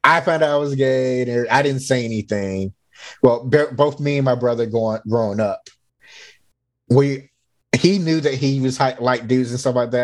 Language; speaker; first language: English; native; English